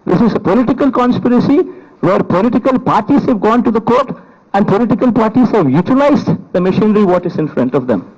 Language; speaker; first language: English; non-native, local second language; Telugu